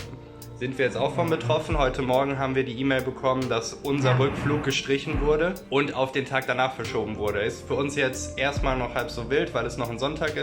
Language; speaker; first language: German; native; German